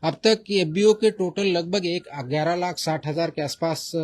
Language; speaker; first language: Hindi; non-native, local second language; Marathi